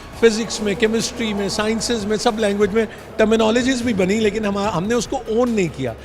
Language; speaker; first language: Urdu; native; Urdu